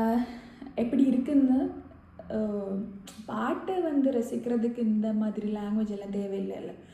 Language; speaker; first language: Tamil; non-native, learner; Malayalam